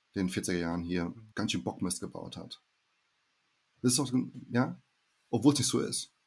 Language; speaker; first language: German; early bilingual, heritage; German